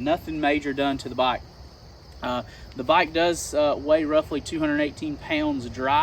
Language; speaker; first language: English; native; English